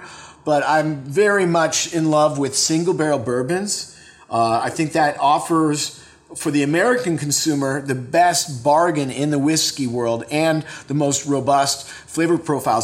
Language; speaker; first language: English; native; English